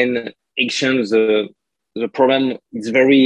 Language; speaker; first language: English; non-native, learner; French